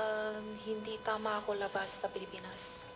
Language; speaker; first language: Filipino; non-native, learner; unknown